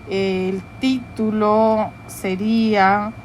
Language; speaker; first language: Spanish; early bilingual, heritage; Spanish